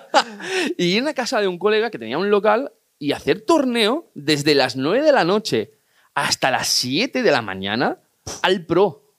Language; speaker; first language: Spanish; native; Spanish